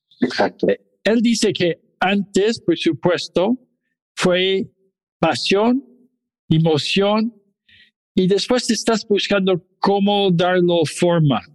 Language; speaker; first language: Spanish; non-native, fluent; English